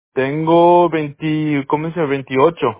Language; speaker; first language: Spanish; early bilingual, heritage; Spanish